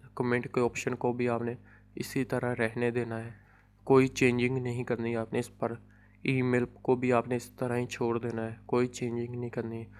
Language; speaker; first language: Urdu; non-native, local second language; Punjabi